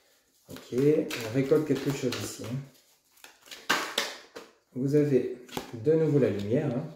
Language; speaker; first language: French; native; French